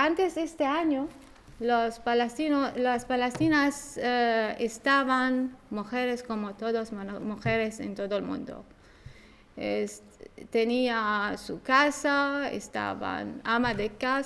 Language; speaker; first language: Spanish; non-native, learner; Arabic